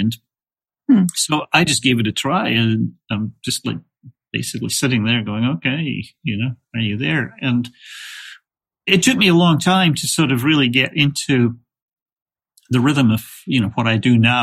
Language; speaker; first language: English; native; English